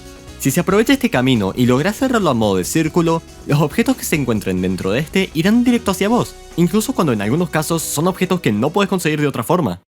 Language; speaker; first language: Spanish; native; Spanish